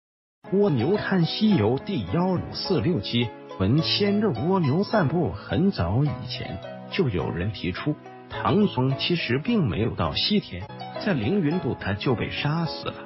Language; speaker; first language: Chinese; native; Chinese